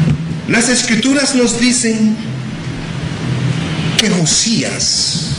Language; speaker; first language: Spanish; non-native, local second language; English